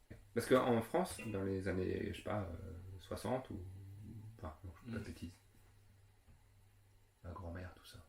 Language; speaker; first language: French; native; French